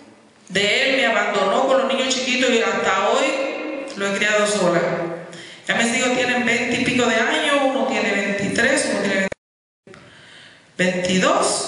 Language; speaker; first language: Spanish; native; Spanish